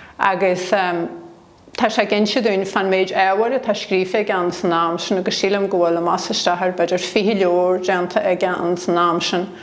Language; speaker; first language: Irish; native; Irish